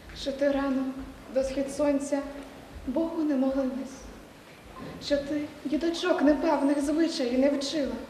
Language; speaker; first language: Ukrainian; native; Ukrainian